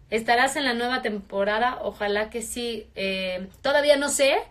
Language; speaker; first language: Spanish; native; Spanish